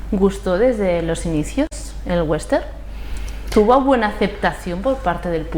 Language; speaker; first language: Spanish; non-native, local second language; Catalan